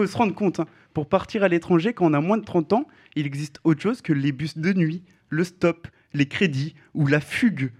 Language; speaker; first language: French; native; French